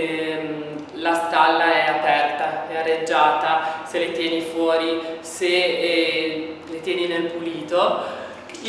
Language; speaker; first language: Italian; native; Italian